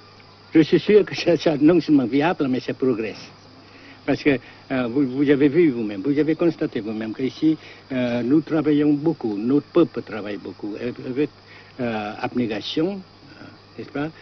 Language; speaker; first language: French; non-native, fluent; Vietnamese